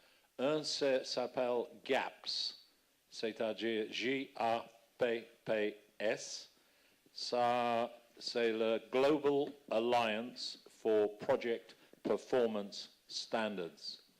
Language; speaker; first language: French; non-native, fluent; English